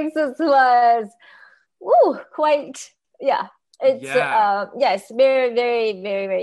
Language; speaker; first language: English; non-native, learner; Japanese